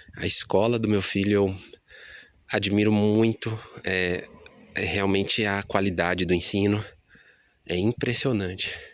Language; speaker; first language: Portuguese; native; Portuguese